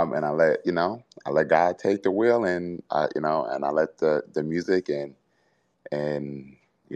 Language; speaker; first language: English; native; English